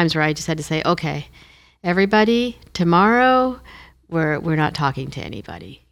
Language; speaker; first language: English; non-native, fluent; Hindi